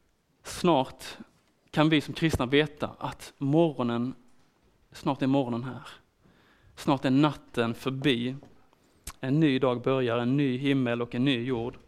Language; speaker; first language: Swedish; native; Swedish